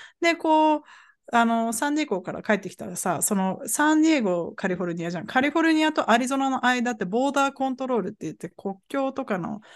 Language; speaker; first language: Japanese; native; Japanese